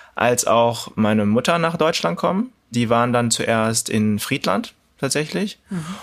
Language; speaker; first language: German; early bilingual, other home language; Cantonese